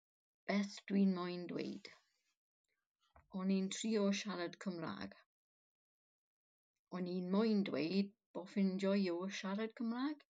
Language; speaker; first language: Welsh; non-native, learner; English